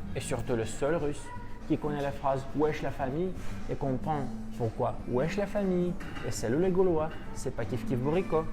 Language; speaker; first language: French; non-native, fluent; Russian